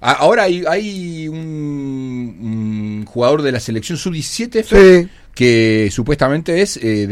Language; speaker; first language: Spanish; native; Spanish